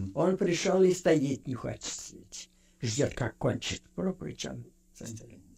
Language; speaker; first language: Russian; native; Russian